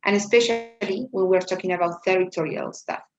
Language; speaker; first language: English; non-native, fluent; Spanish